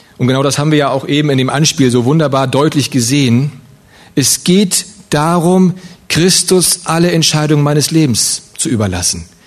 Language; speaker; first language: German; early bilingual, other home language; Russian